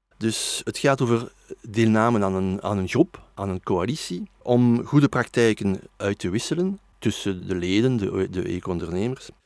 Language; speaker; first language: Dutch; non-native, local second language; French